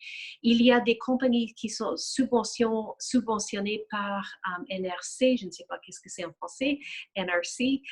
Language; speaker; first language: French; non-native, fluent; English